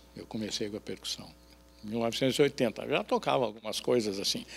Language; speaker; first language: Portuguese; native; Portuguese